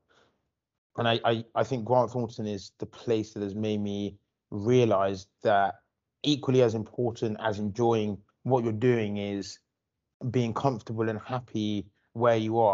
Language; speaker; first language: English; native; English